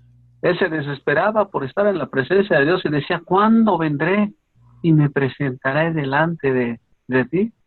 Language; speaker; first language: Spanish; native; Spanish